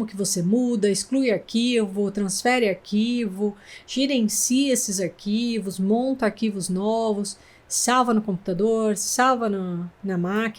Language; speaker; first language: Portuguese; native; Portuguese